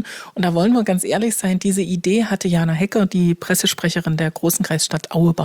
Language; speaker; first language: German; native; German